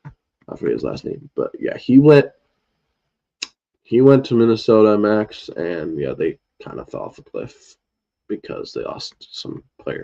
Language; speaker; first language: English; native; English